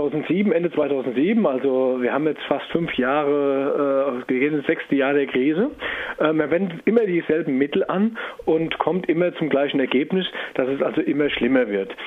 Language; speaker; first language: German; native; German